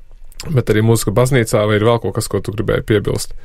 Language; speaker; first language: Latvian; native; Latvian